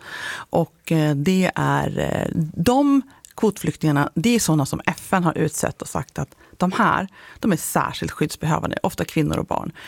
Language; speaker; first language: Swedish; native; Swedish